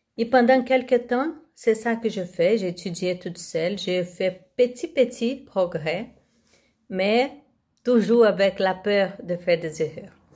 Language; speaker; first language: French; non-native, learner; Portuguese